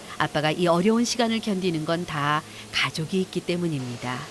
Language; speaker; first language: Korean; native; Korean